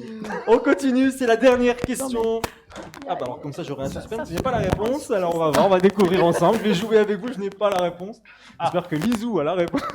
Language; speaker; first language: French; native; French